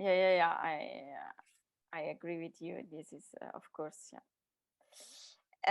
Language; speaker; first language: English; non-native, learner; Italian